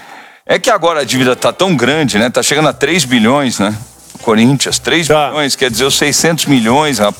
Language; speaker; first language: Portuguese; native; Portuguese